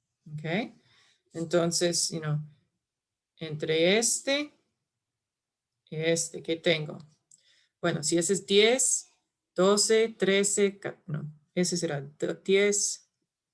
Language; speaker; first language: Spanish; non-native, fluent; English